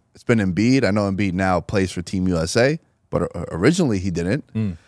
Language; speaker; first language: English; native; English